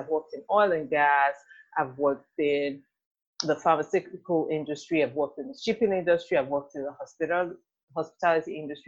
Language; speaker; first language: English; non-native, local second language; Igbo